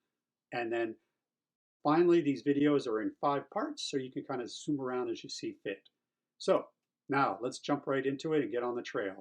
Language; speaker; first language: English; native; English